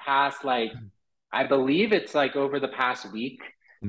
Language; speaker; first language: English; native; English